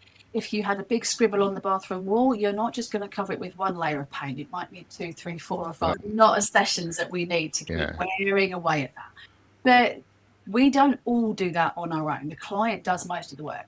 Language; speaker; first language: English; native; English